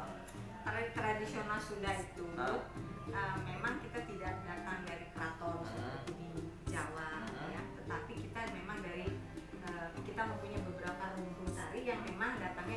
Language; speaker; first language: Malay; non-native, local second language; Sundanese